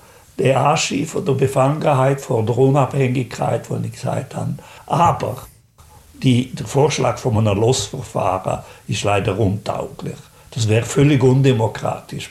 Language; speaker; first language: German; native; German